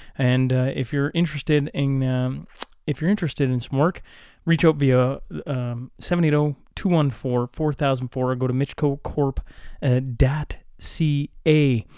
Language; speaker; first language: English; native; English